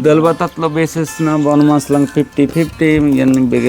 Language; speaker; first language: Filipino; non-native, learner; Punjabi